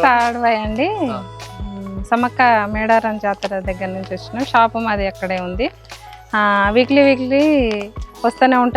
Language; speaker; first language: Telugu; native; Telugu